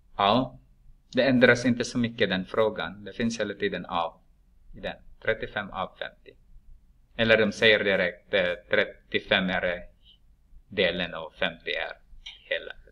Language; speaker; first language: Swedish; non-native, fluent; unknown